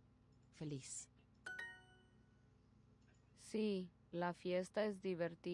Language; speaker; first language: Spanish; non-native, learner; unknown